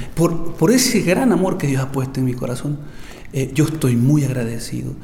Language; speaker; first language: Spanish; native; Spanish